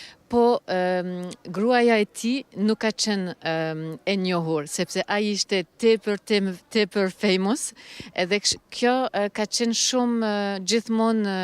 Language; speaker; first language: Albanian; early bilingual, heritage; Albanian